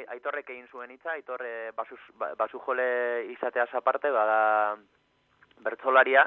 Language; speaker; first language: Basque; non-native, local second language; Spanish